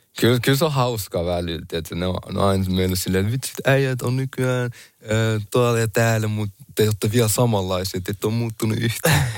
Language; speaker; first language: Finnish; early bilingual, other home language; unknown